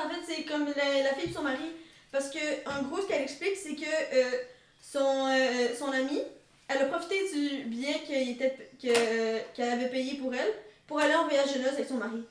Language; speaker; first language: French; native; French